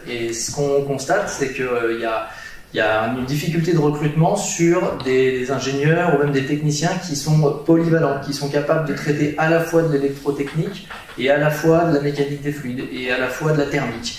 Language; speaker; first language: French; native; French